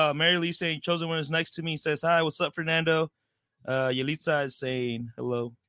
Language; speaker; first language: English; early bilingual, other home language; Spanish